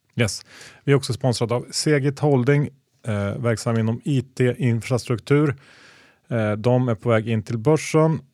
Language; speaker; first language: Swedish; native; Swedish